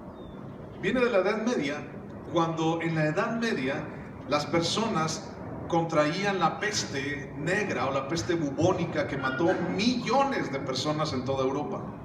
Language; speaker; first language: Spanish; native; Spanish